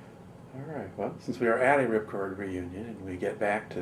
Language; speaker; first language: English; native; English